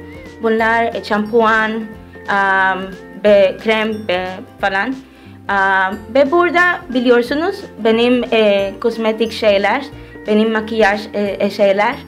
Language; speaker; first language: Turkish; early bilingual, heritage; Turkish